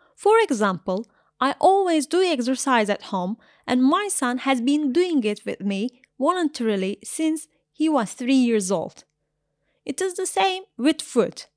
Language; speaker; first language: English; non-native, fluent; Turkish